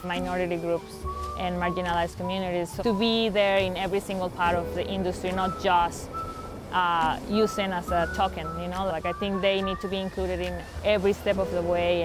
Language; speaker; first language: English; non-native, fluent; Spanish